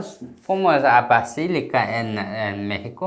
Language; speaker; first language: Spanish; non-native, learner; Korean